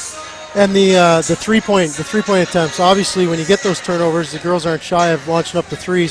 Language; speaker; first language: English; native; English